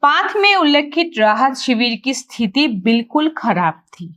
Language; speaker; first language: Hindi; non-native, local second language; Assamese